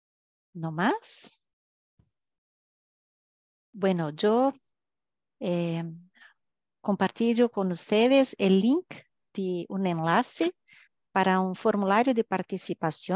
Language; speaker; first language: Spanish; non-native, fluent; Portuguese